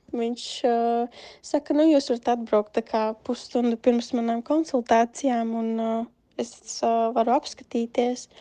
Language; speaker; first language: Latvian; native; Latvian